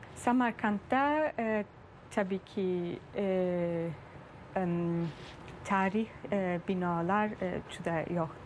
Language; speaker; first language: Turkish; early bilingual, heritage; German